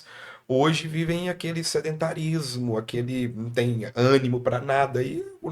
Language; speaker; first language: Portuguese; native; Portuguese